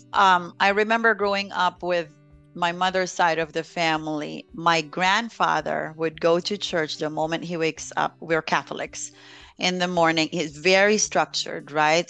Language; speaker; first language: English; non-native, local second language; Filipino